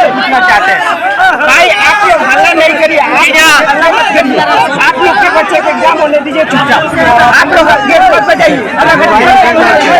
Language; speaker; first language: Hindi; native; Hindi